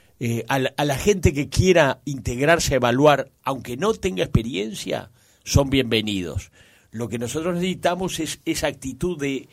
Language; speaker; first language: Spanish; native; Spanish